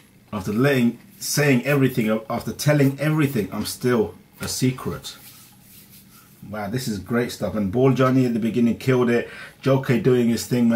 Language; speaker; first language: English; early bilingual, other home language; Urdu